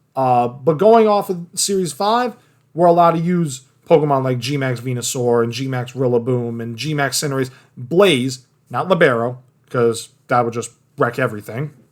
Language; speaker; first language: English; native; English